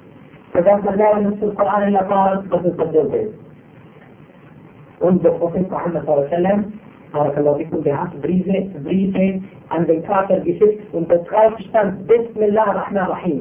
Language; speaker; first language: German; non-native, fluent; Arabic